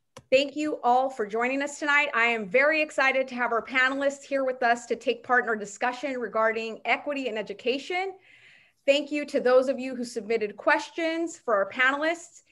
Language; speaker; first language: English; native; English